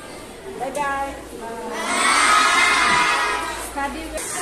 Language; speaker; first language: English; non-native, learner; Indonesian